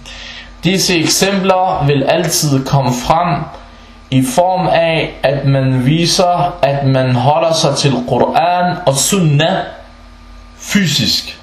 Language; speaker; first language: Danish; non-native, fluent; Arabic